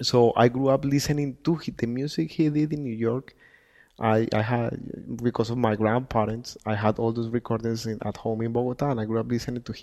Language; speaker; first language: English; non-native, fluent; Spanish